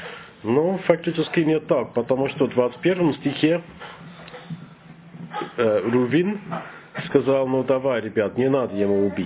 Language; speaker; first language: Russian; non-native, learner; English